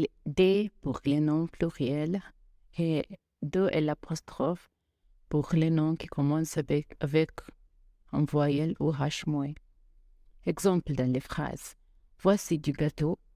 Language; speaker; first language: French; non-native, fluent; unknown